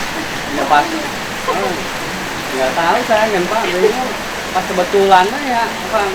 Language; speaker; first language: Indonesian; non-native, local second language; Sundanese